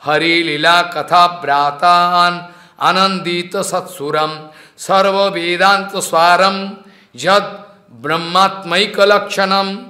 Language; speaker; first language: Hindi; non-native, local second language; Bangla